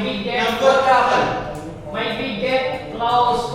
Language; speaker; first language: English; non-native, learner; Indonesian